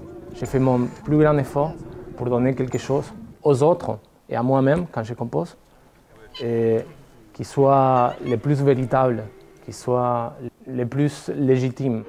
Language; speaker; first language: French; non-native, fluent; Spanish